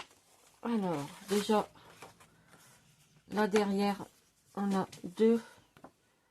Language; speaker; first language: French; native; French